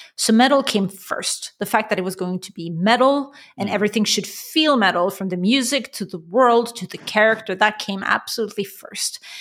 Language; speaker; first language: English; non-native, fluent; Persian